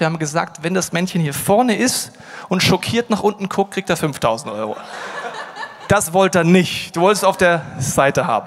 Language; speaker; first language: German; native; German